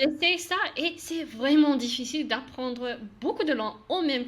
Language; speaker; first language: French; non-native, learner; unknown